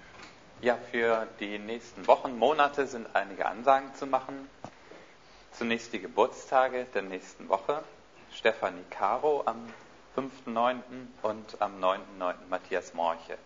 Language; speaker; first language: German; native; German